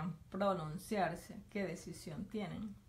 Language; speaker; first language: Spanish; native; Spanish